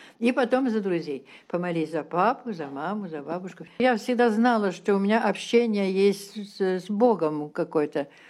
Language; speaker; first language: Russian; early bilingual, heritage; Russian